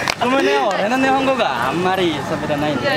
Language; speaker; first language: Japanese; non-native, learner; Indonesian